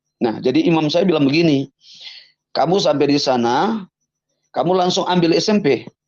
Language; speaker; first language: Indonesian; native; Indonesian